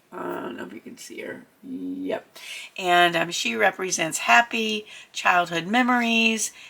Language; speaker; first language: English; native; English